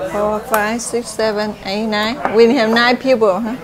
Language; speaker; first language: English; non-native, learner; Vietnamese